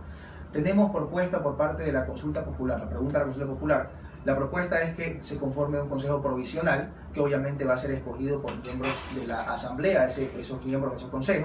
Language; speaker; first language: Spanish; native; Spanish